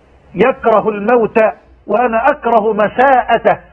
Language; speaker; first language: Arabic; native; Arabic